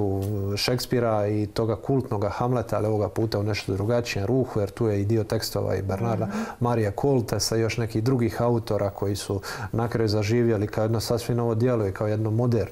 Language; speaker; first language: Croatian; native; Croatian